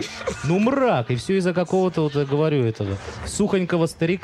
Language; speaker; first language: Russian; native; Russian